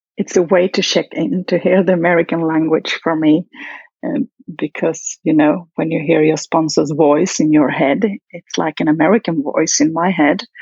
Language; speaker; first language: English; non-native, fluent; Swedish